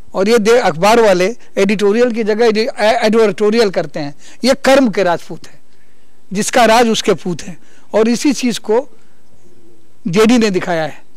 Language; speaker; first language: Hindi; native; Hindi